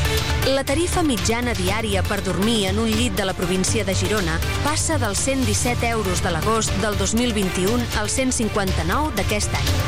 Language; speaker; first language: Catalan; native; Catalan